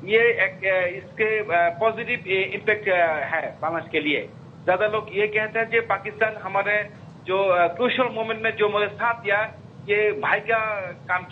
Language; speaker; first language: Hindi; non-native, learner; Bangla